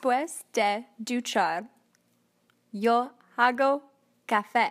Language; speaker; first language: Spanish; non-native, learner; English